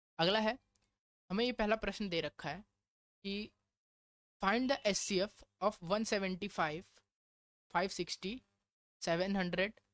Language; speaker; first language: Hindi; non-native, local second language; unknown